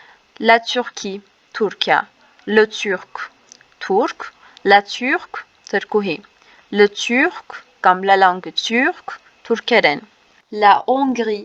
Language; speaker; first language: French; non-native, fluent; Armenian